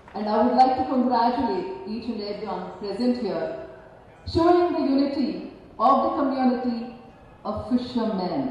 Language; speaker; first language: English; non-native, local second language; Kannada